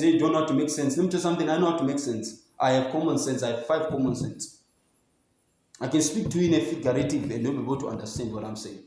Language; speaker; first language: English; non-native, local second language; Zulu